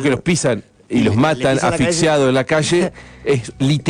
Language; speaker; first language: Spanish; native; Spanish